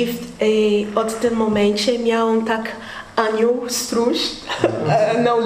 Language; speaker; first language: Polish; non-native, learner; Portuguese